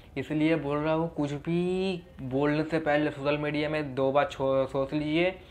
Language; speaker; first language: Hindi; non-native, local second language; Bangla